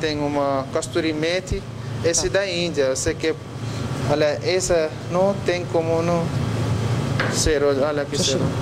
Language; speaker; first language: Portuguese; non-native, learner; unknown